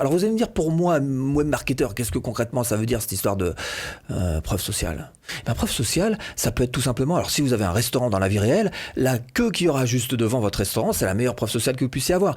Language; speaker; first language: French; native; French